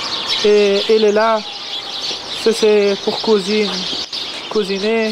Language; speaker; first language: French; non-native, learner; Persian